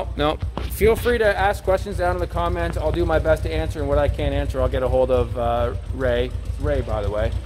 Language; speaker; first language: English; native; English